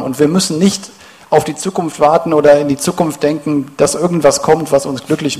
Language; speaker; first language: German; native; German